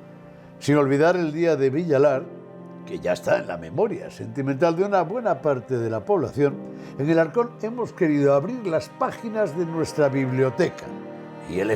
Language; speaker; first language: Spanish; native; Spanish